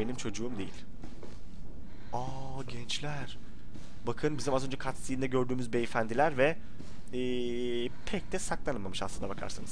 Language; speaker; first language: Turkish; native; Turkish